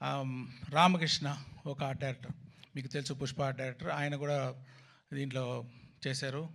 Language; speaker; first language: Telugu; non-native, learner; Tamil